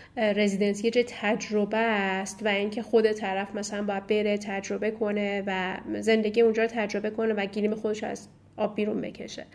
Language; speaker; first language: Persian; native; Persian